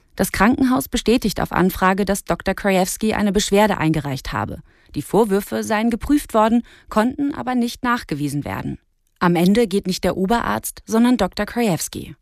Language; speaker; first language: German; native; German